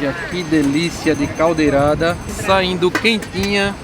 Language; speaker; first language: Portuguese; native; Portuguese